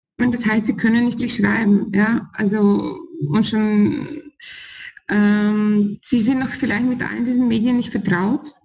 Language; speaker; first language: German; non-native, fluent; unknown